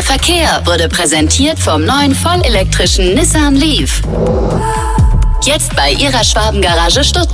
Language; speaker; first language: German; native; German